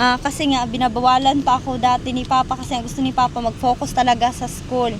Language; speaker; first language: Filipino; non-native, local second language; Cebuano